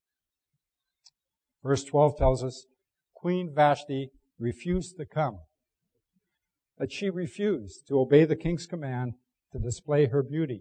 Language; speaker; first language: English; native; English